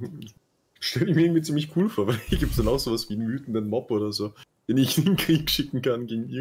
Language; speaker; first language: German; native; German